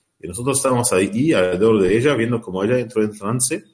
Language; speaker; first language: Spanish; non-native, learner; Arabic